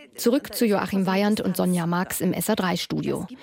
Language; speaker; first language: German; native; German